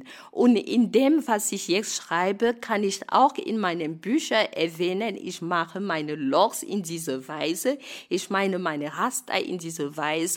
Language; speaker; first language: German; non-native, fluent; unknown